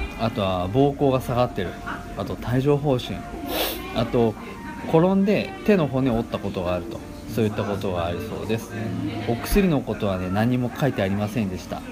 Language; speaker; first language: Japanese; native; Japanese